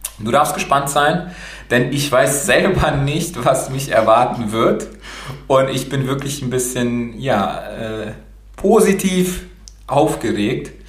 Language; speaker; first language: German; early bilingual, other home language; Romanian